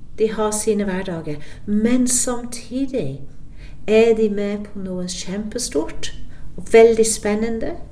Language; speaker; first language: Norwegian; non-native, fluent; English